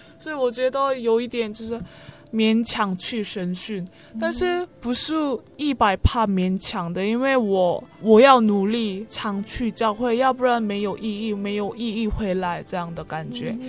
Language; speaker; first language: Chinese; non-native, learner; Korean